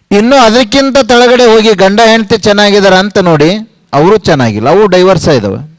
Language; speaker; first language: Kannada; native; Kannada